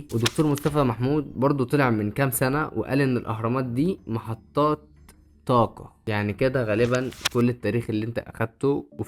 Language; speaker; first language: Arabic; native; Arabic